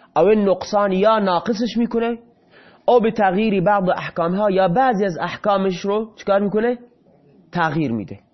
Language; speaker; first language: Persian; non-native, local second language; Baluchi